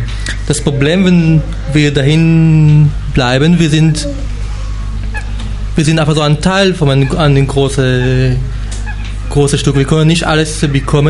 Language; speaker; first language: German; non-native, fluent; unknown